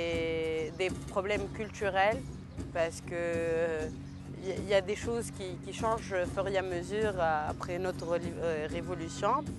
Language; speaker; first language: French; non-native, local second language; Arabic